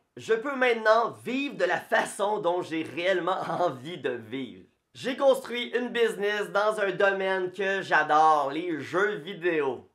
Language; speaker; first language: French; native; French